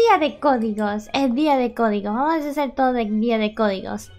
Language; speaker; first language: Spanish; early bilingual, heritage; English